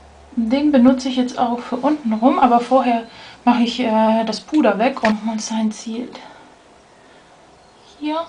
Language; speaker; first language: German; native; German